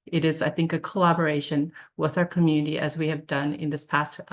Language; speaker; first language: English; early bilingual, other home language; Korean